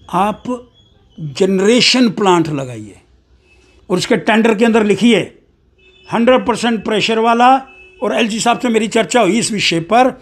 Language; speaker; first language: Hindi; non-native, local second language; Dogri